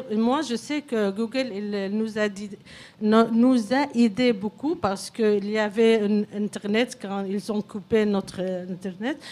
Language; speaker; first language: French; non-native, learner; Arabic